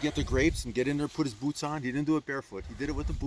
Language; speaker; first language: English; native; English